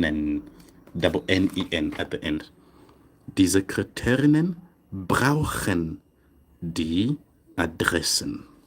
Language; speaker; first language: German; non-native, fluent; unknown